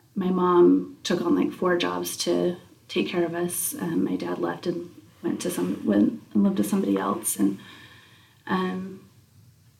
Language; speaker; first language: English; native; English